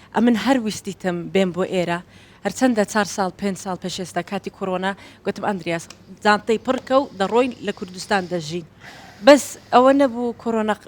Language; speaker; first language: Central Kurdish; early bilingual, heritage; Central Kurdish